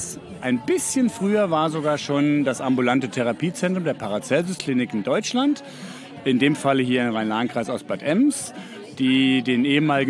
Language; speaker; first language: German; native; German